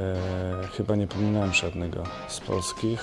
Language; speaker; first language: Polish; native; Polish